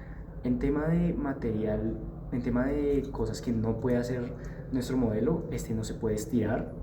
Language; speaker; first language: Spanish; native; Spanish